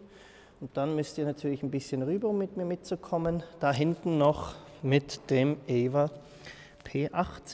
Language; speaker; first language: German; native; German